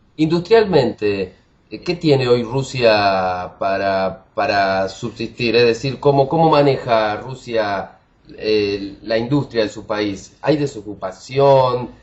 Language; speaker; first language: Spanish; native; Spanish